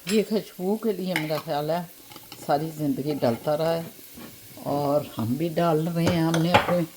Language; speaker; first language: Urdu; non-native, local second language; Punjabi